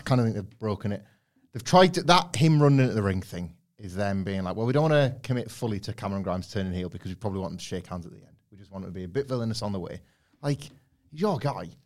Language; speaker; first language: English; native; English